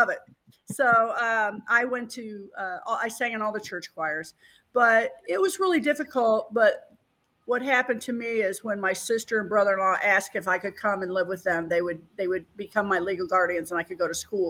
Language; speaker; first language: English; native; English